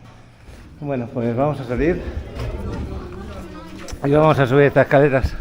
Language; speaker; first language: Spanish; native; Spanish